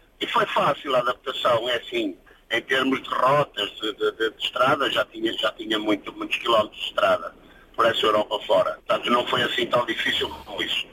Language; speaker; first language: Portuguese; native; Portuguese